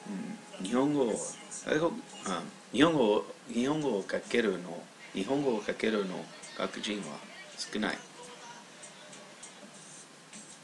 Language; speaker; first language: Japanese; non-native, learner; English